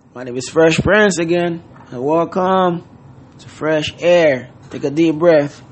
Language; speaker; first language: English; non-native, fluent; Haitian Creole